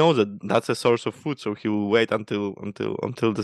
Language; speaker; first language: English; non-native, fluent; Polish